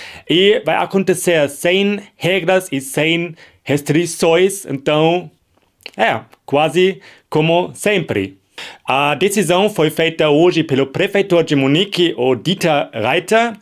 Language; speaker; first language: Portuguese; non-native, fluent; German